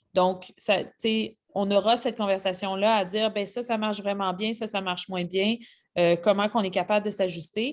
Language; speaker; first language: French; native; French